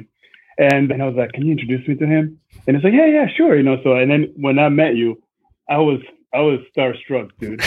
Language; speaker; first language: English; non-native, local second language; Kinyarwanda